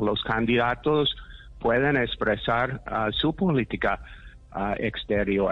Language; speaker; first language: Spanish; non-native, fluent; English